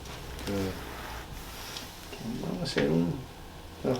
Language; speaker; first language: Spanish; early bilingual, heritage; Spanish